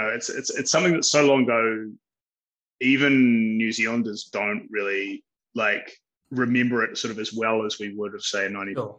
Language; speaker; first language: English; native; English